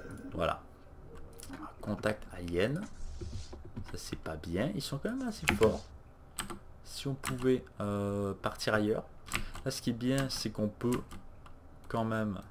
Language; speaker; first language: French; native; French